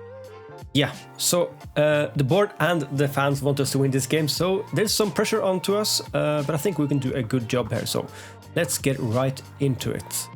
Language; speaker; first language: English; non-native, fluent; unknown